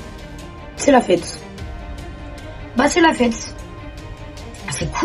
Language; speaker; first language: French; native; French